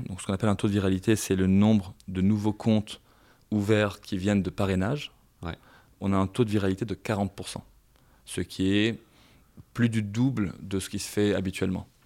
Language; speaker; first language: French; non-native, local second language; Arabic